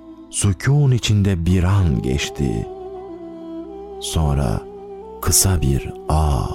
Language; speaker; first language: Turkish; native; Turkish